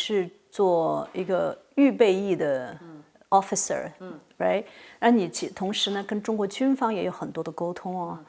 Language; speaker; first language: Chinese; native; Chinese